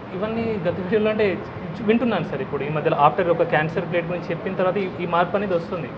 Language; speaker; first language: Telugu; non-native, fluent; Hindi